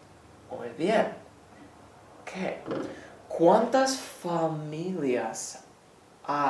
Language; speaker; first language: Spanish; non-native, fluent; English